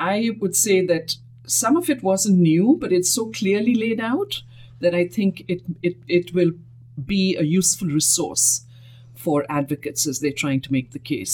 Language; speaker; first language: English; non-native, local second language; Hindi